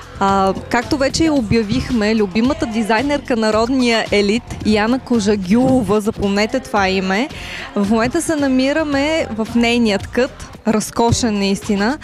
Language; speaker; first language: Bulgarian; native; Bulgarian